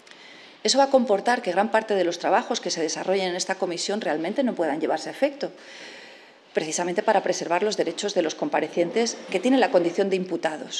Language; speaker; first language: Spanish; native; Spanish